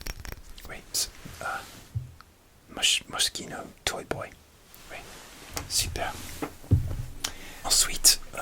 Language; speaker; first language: French; non-native, learner; English